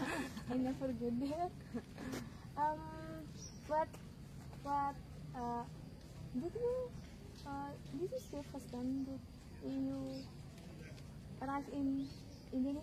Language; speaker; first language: English; non-native, learner; Javanese